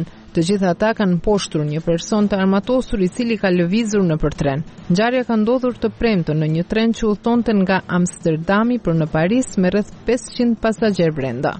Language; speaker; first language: Albanian; native; Albanian